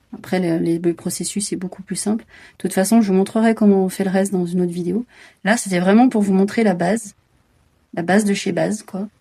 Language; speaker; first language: French; native; French